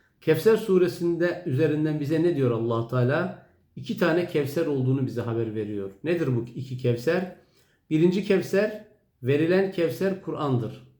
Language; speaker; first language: Turkish; native; Turkish